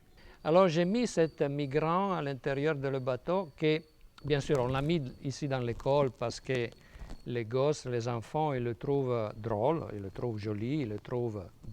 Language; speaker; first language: French; non-native, fluent; Italian